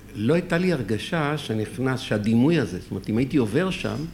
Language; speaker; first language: Hebrew; early bilingual, other home language; French